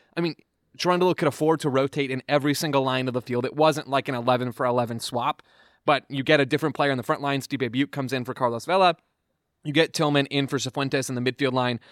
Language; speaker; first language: English; native; English